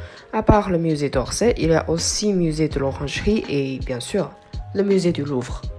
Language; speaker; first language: French; non-native, learner; Chinese